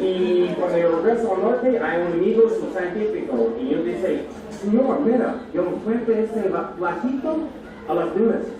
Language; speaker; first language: Spanish; non-native, learner; English